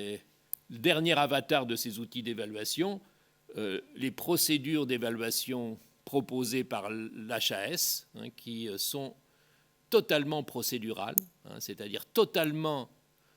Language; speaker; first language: French; native; French